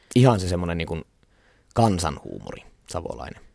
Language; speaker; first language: Finnish; native; Finnish